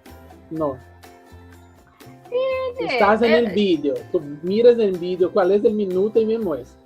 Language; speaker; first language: Spanish; non-native, fluent; Portuguese